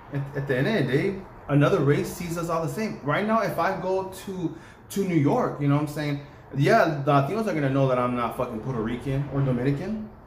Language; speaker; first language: English; early bilingual, other home language; Spanish